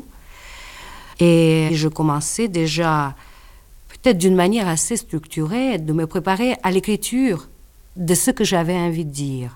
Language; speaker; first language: French; non-native, fluent; Russian